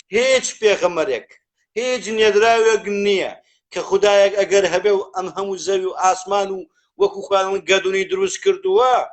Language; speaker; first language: Central Kurdish; non-native, local second language; Gurani